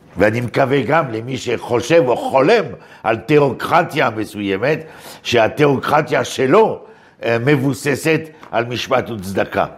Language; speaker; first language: Hebrew; non-native, fluent; French